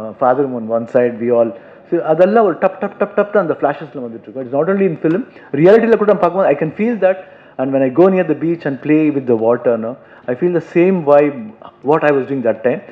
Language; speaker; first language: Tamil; non-native, local second language; Kannada